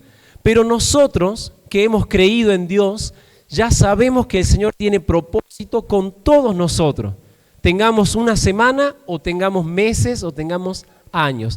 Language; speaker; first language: Spanish; native; Spanish